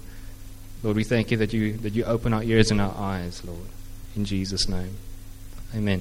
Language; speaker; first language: English; non-native, local second language; Afrikaans